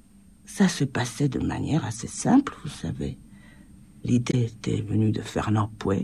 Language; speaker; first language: French; native; French